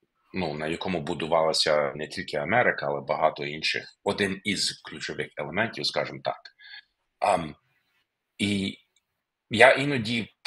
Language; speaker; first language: Ukrainian; non-native, fluent; English